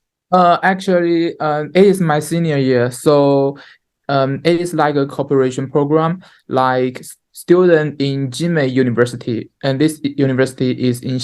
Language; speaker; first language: English; non-native, learner; Chinese